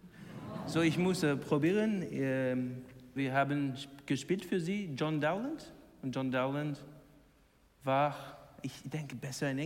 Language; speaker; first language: German; non-native, learner; English